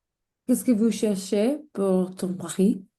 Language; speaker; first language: French; non-native, learner; English